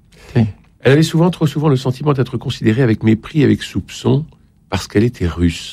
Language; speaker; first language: French; native; French